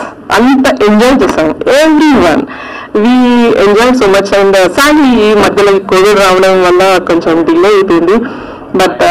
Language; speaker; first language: Telugu; native; Telugu